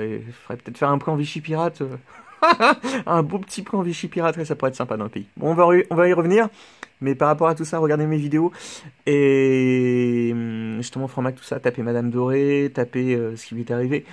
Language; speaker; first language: French; native; French